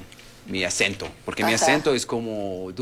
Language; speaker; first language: Spanish; non-native, learner; Arabic